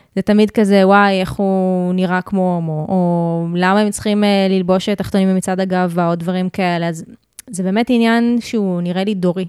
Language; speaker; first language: Hebrew; native; Hebrew